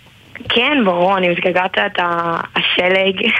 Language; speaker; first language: Hebrew; non-native, learner; English